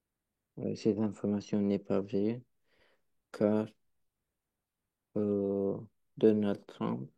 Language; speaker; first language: French; non-native, learner; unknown